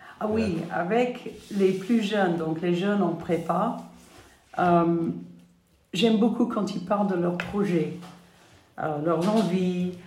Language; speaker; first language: French; non-native, fluent; English